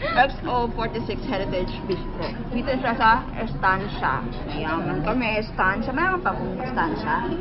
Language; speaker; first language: Filipino; native; Filipino